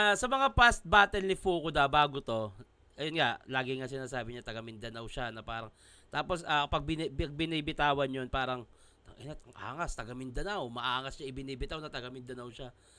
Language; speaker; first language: Filipino; native; Filipino